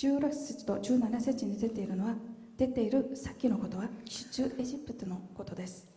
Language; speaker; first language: Japanese; non-native, fluent; Korean